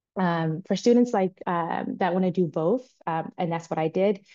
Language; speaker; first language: English; native; English